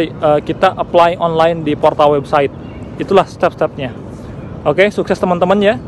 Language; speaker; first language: Indonesian; non-native, local second language; Sundanese